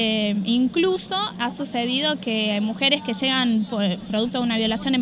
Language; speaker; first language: Spanish; native; Spanish